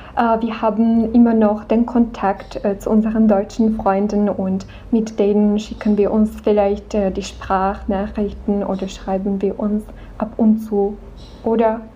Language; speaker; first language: German; non-native, fluent; Czech